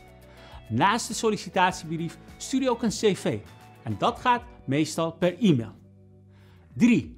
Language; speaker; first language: Dutch; non-native, fluent; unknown